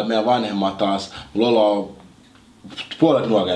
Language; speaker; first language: Finnish; early bilingual, other home language; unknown